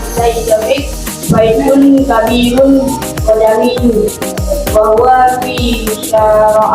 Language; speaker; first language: Arabic; non-native, learner; Indonesian